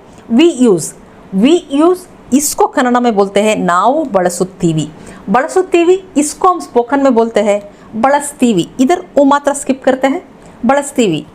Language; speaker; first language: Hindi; non-native, local second language; Kannada